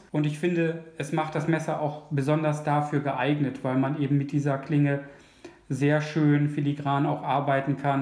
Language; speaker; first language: German; native; German